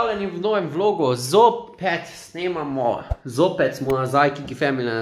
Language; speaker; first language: Slovenian; native; Slovenian